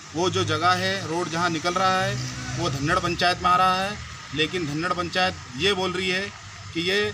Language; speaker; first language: Hindi; native; Hindi